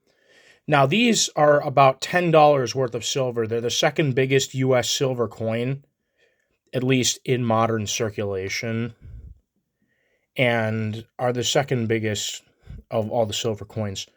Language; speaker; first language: English; native; English